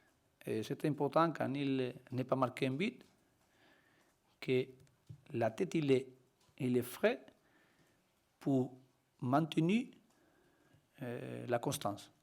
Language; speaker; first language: French; non-native, learner; Spanish